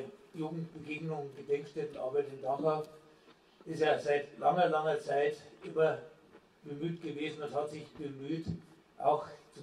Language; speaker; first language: German; native; German